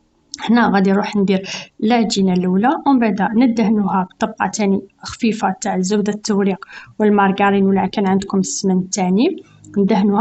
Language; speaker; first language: Arabic; native; Arabic